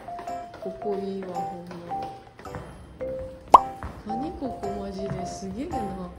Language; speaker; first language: Japanese; native; Japanese